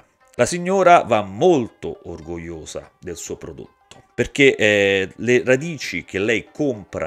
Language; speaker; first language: Italian; native; Italian